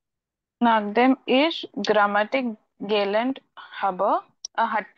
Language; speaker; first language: German; non-native, learner; Marathi